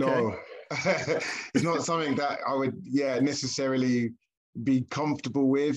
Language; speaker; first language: English; native; English